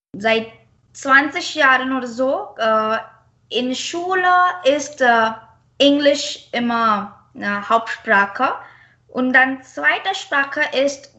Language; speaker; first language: German; non-native, fluent; Marathi